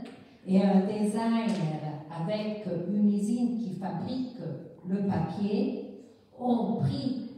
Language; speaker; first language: French; non-native, fluent; Italian